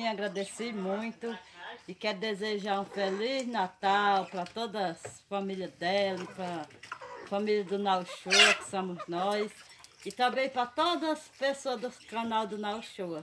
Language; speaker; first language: Portuguese; native; Portuguese